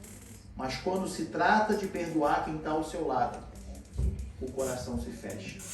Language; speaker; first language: Portuguese; native; Portuguese